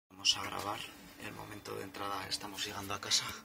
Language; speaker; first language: Spanish; native; Spanish